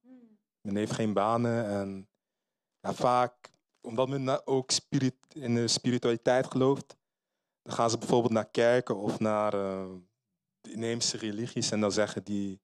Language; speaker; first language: Dutch; early bilingual, other home language; Lingala